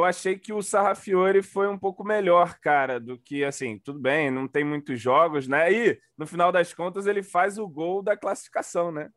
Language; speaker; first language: Portuguese; native; Portuguese